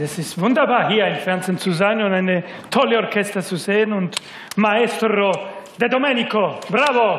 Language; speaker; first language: German; non-native, learner; Spanish